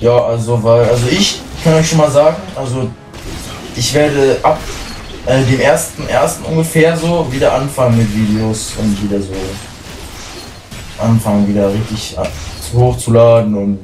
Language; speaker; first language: German; native; German